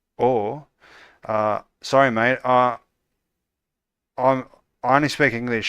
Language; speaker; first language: English; native; English